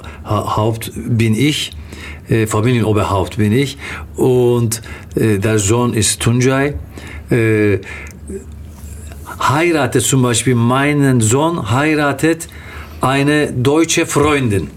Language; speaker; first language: German; non-native, fluent; Turkish